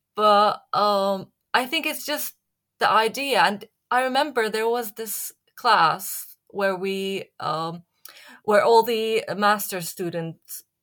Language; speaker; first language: English; non-native, fluent; Arabic